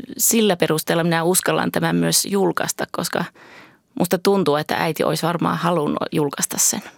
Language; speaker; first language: Finnish; early bilingual, heritage; Finnish